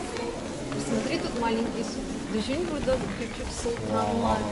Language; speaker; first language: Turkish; non-native, learner; Russian